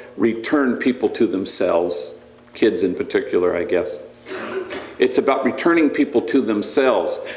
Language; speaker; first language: English; native; English